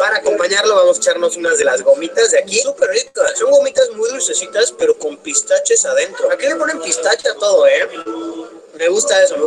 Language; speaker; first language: Spanish; native; Spanish